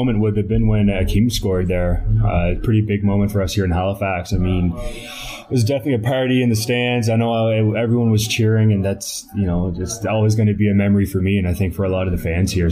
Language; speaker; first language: English; native; English